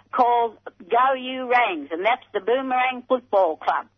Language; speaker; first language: English; native; English